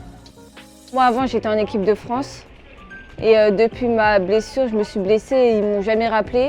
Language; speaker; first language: French; early bilingual, other home language; Arabic